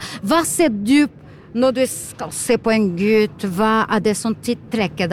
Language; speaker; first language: Norwegian; non-native, fluent; Portuguese